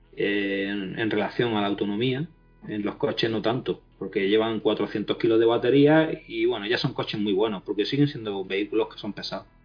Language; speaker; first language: Spanish; native; Spanish